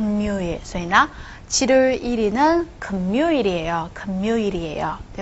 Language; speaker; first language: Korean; non-native, fluent; Chinese